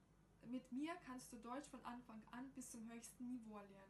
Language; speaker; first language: German; non-native, fluent; Russian